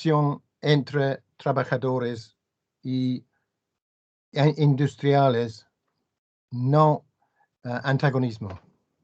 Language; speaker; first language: Spanish; non-native, learner; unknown